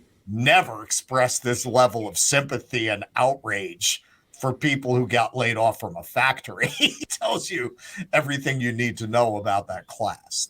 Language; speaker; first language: English; native; English